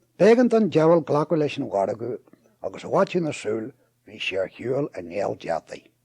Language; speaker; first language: Irish; native; Irish